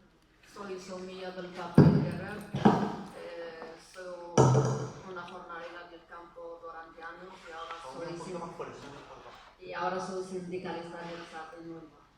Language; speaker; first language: Spanish; non-native, fluent; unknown